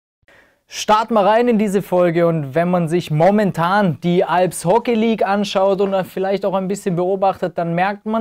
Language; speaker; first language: German; native; German